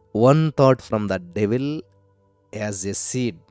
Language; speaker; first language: English; non-native, local second language; Telugu